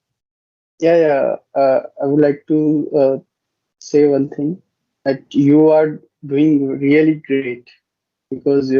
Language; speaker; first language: English; non-native, learner; Hindi